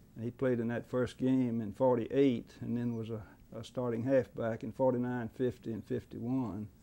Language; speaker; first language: English; native; English